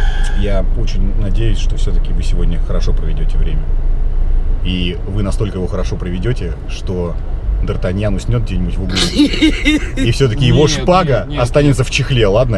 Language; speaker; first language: Russian; native; Russian